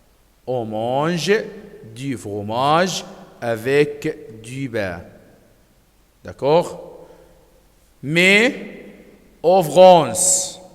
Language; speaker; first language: French; non-native, fluent; Arabic